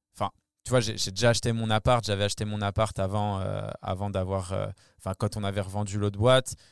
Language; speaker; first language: French; native; French